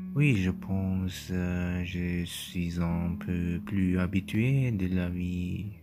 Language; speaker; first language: French; non-native, learner; German